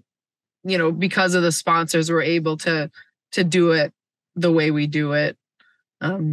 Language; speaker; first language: English; native; English